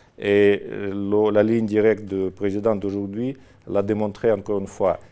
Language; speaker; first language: French; non-native, fluent; Russian